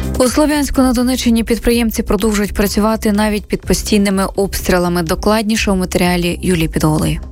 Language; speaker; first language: Ukrainian; native; Ukrainian